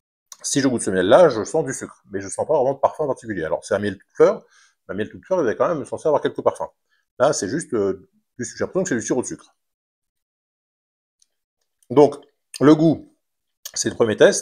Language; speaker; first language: French; native; French